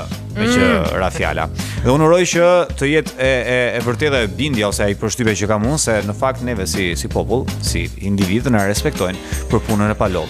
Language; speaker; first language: Albanian; native; Albanian